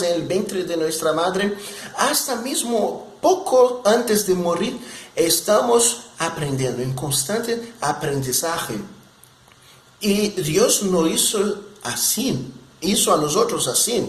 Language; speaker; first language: Spanish; non-native, fluent; Portuguese